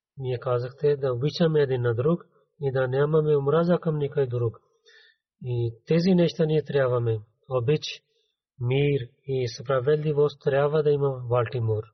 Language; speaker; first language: Bulgarian; non-native, fluent; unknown